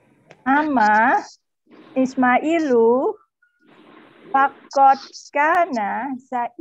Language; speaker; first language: Arabic; non-native, learner; Indonesian